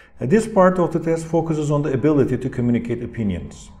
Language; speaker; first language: English; non-native, fluent; Turkish